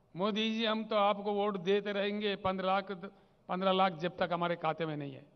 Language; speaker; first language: Hindi; non-native, local second language; Telugu